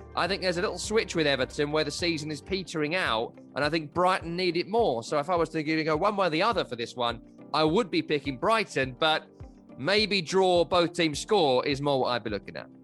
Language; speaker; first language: English; native; English